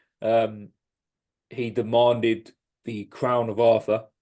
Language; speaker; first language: English; native; English